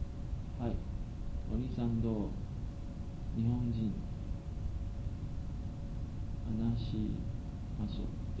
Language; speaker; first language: Japanese; non-native, learner; English